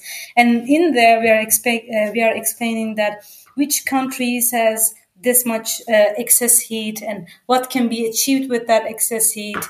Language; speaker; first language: English; non-native, fluent; Turkish